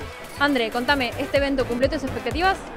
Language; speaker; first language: Spanish; native; Spanish